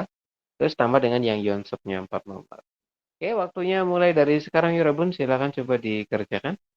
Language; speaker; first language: Indonesian; native; Indonesian